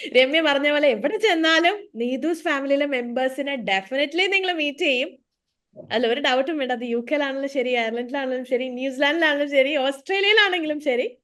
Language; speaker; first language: Malayalam; native; Malayalam